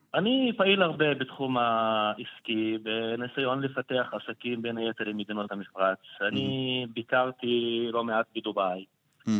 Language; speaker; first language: Hebrew; non-native, local second language; Arabic